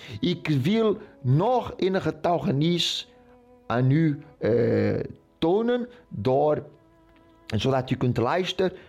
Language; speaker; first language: Dutch; non-native, fluent; Portuguese